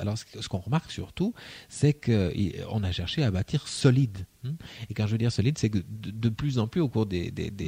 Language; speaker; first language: French; native; French